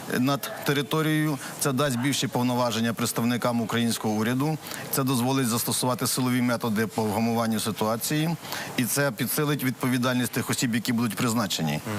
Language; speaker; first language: Ukrainian; native; Ukrainian